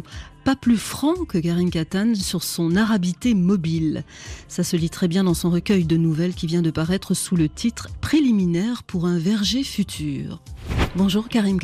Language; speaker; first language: French; native; French